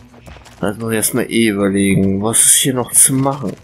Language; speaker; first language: German; native; German